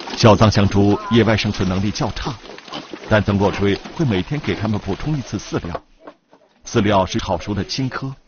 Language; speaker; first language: Chinese; native; Chinese